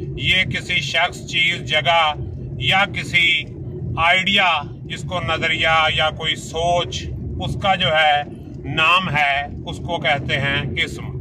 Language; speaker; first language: Urdu; native; Urdu